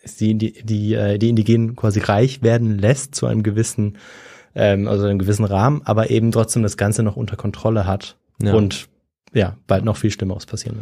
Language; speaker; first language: German; native; German